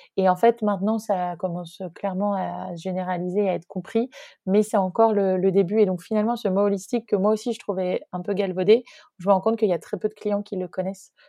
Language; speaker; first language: French; native; French